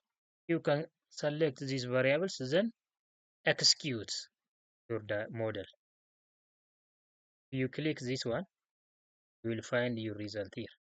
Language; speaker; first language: English; non-native, local second language; Oromo